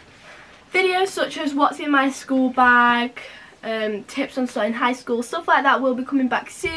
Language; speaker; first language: English; native; English